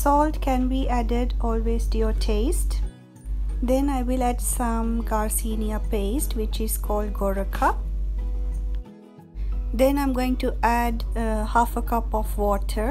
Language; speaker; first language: English; non-native, local second language; Sinhala